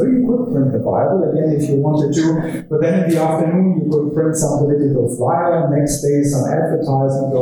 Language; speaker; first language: English; non-native, fluent; German